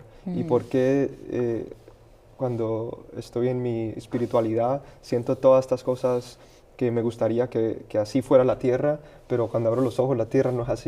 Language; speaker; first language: Spanish; early bilingual, heritage; Spanish